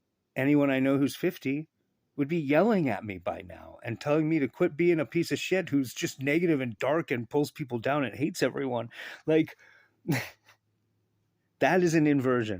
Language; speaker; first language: English; native; English